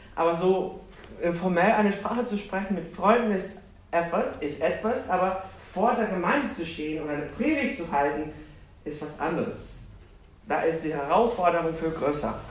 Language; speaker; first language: German; non-native, fluent; Portuguese